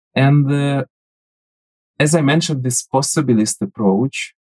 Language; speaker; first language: English; non-native, fluent; Ukrainian